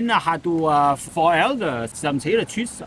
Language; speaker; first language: Danish; non-native, learner; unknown